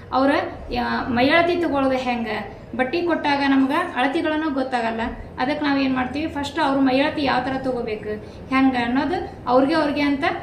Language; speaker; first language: Kannada; native; Kannada